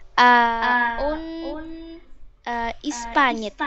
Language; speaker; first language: Russian; non-native, learner; Vietnamese